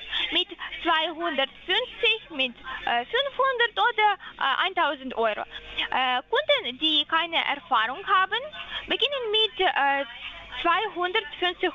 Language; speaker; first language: German; non-native, learner; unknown